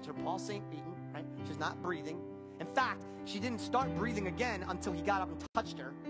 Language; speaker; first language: English; native; English